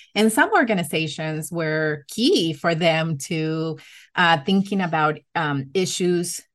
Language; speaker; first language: English; non-native, fluent; Spanish